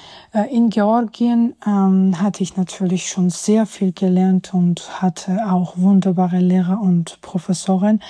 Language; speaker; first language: German; non-native, fluent; Georgian